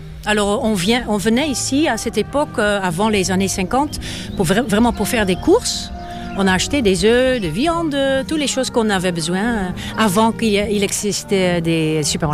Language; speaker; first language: French; non-native, fluent; Dutch